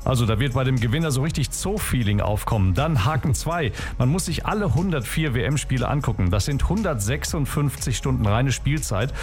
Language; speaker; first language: German; native; German